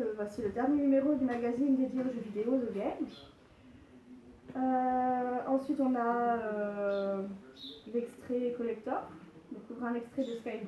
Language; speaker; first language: French; native; French